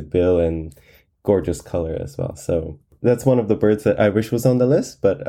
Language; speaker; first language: English; non-native, local second language; Filipino